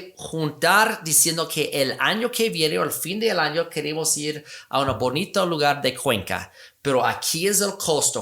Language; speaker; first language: Spanish; non-native, fluent; English